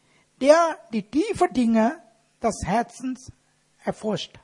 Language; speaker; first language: German; non-native, fluent; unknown